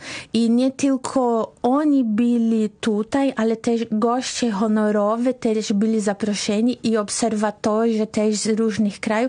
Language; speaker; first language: Polish; non-native, fluent; Portuguese